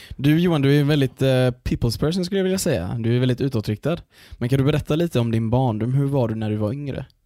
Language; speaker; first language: Swedish; early bilingual, other home language; Arabic